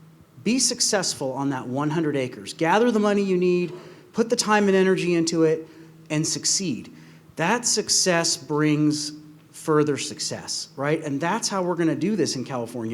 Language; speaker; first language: English; native; English